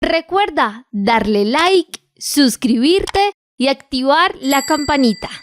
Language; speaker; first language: Spanish; native; Spanish